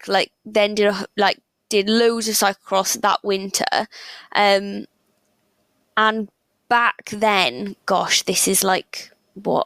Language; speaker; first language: English; native; English